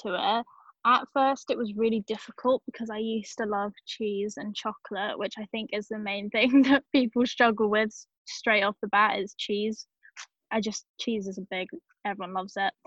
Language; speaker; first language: English; native; English